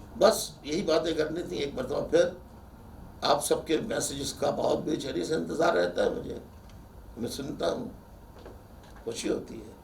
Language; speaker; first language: Urdu; native; Urdu